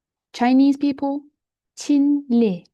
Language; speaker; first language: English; non-native, fluent; Turkish